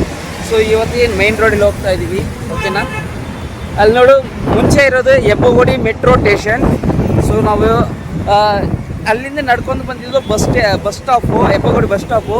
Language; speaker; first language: Kannada; non-native, local second language; Tamil